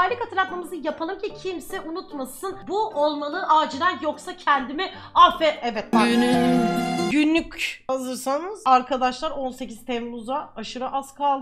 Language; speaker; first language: Turkish; native; Turkish